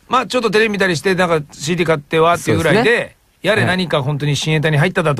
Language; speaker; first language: Japanese; native; Japanese